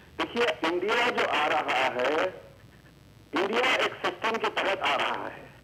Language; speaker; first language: Urdu; native; Urdu